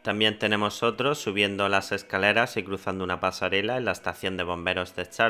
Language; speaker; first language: Spanish; native; Spanish